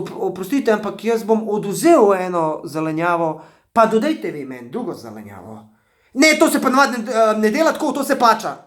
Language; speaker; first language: Slovenian; early bilingual, other home language; Bosnian